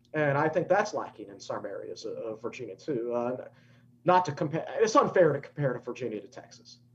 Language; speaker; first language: English; native; English